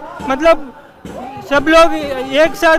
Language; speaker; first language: Hindi; non-native, local second language; Tamil